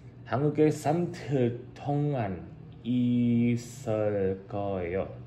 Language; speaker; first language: Korean; non-native, learner; English